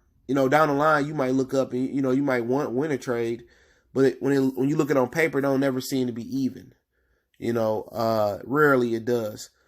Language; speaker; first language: English; native; English